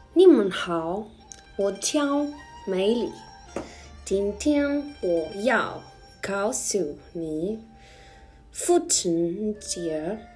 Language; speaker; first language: Chinese; non-native, learner; Spanish